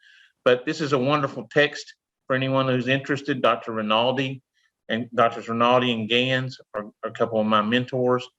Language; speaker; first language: English; native; English